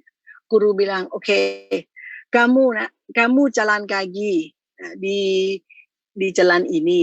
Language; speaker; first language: Indonesian; non-native, fluent; Thai